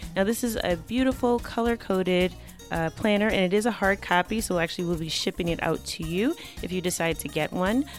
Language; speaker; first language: English; native; English